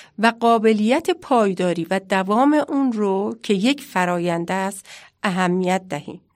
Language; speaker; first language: Persian; native; Persian